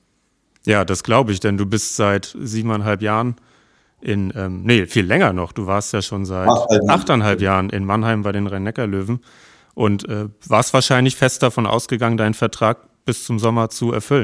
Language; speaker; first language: German; native; German